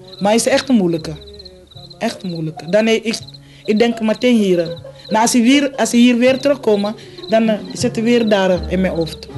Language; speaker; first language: Dutch; non-native, fluent; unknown